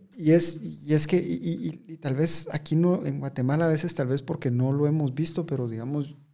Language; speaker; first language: Spanish; native; Spanish